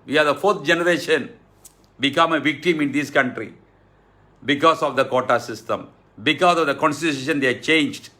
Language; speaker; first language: English; non-native, local second language; Tamil